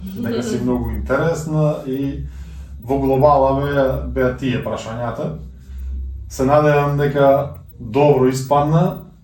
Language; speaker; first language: Macedonian; native; Macedonian